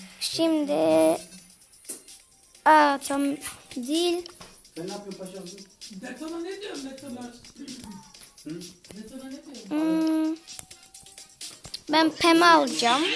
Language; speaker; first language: Turkish; early bilingual, heritage; Turkish